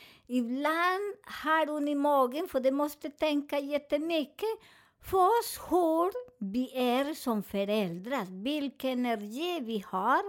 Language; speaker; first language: Swedish; non-native, learner; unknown